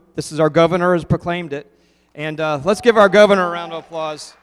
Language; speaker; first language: English; native; English